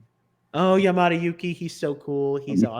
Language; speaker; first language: English; native; English